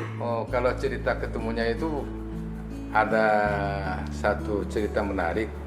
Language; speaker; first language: Indonesian; non-native, fluent; Korean